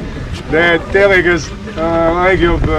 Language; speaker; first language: Hungarian; non-native, learner; Bosnian